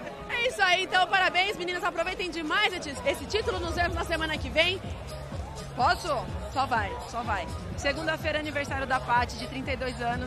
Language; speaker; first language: Portuguese; native; Portuguese